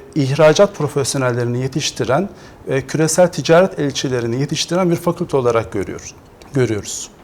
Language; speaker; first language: Turkish; native; Turkish